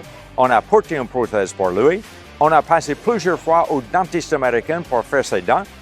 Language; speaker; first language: French; non-native, local second language; Haitian Creole